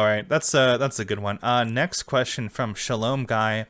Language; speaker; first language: English; native; English